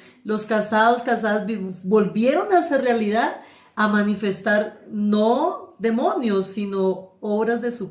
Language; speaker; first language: Spanish; native; Spanish